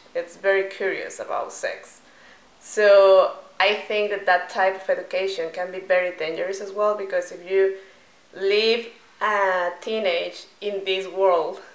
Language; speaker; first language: English; non-native, fluent; Spanish